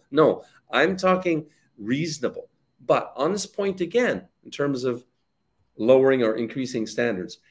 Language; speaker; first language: English; native; English